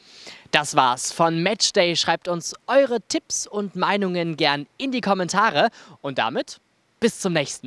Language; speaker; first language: German; native; German